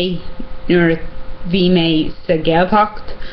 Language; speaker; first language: Irish; non-native, learner; English